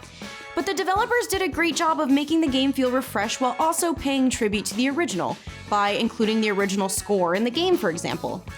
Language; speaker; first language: English; native; English